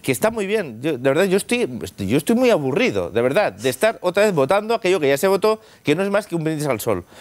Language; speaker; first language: Spanish; non-native, local second language; Catalan